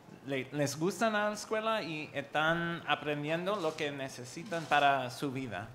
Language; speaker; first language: Spanish; non-native, learner; English